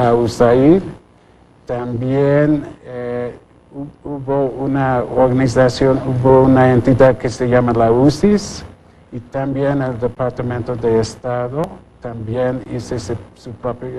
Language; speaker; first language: Spanish; non-native, fluent; English